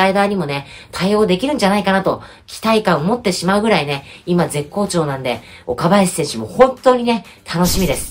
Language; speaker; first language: Japanese; native; Japanese